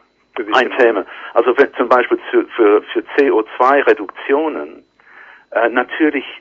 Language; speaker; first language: German; non-native, learner; English